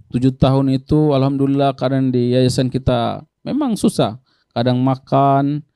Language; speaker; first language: Indonesian; non-native, local second language; Tetum